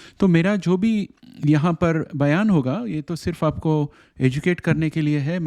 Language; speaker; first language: Hindi; native; Hindi